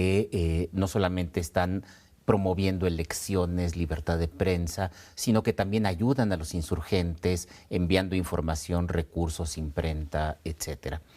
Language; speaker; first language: Spanish; native; Spanish